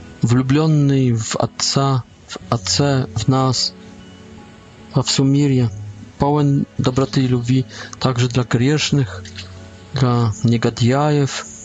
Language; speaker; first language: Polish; non-native, learner; Russian